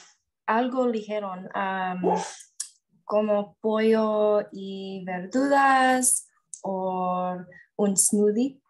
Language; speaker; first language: Spanish; non-native, learner; English